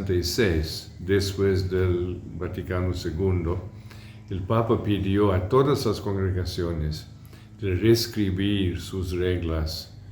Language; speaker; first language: Spanish; non-native, fluent; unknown